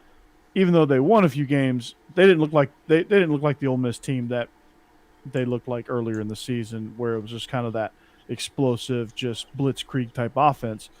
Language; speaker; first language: English; native; English